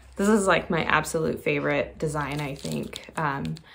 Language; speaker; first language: English; native; English